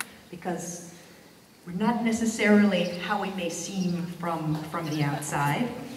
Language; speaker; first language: English; native; English